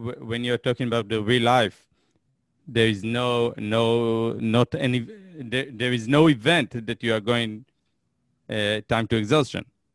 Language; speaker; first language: English; non-native, fluent; Hebrew